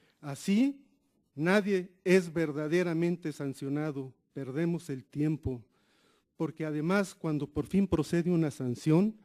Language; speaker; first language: Spanish; native; Spanish